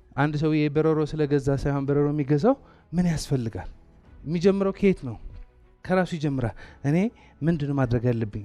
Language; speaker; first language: Amharic; non-native, local second language; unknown